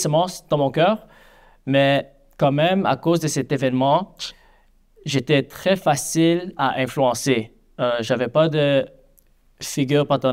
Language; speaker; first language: French; native; French